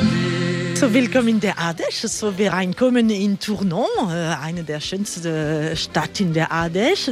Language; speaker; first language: German; non-native, learner; French